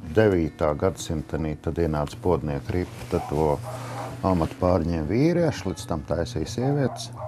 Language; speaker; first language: Latvian; native; Latvian